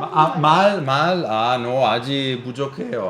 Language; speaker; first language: Korean; non-native, learner; Italian